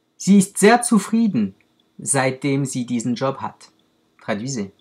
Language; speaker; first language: German; non-native, fluent; French